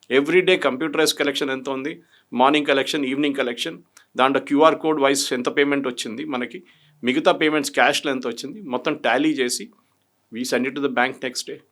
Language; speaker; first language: Telugu; non-native, fluent; Malayalam